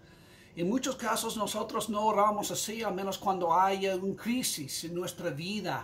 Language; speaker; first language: Spanish; non-native, fluent; English